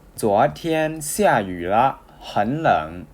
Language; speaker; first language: Chinese; non-native, learner; Thai